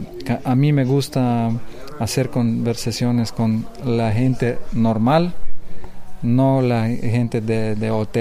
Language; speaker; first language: Spanish; non-native, learner; Lithuanian